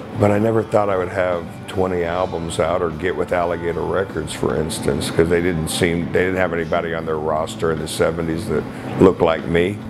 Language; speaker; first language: English; native; English